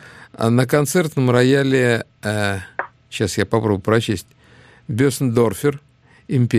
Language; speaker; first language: Russian; native; Russian